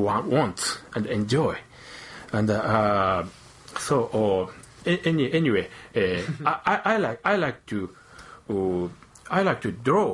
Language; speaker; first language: English; non-native, learner; Japanese